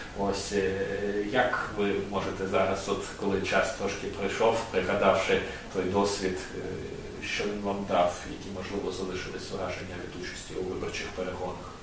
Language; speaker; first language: Ukrainian; native; Ukrainian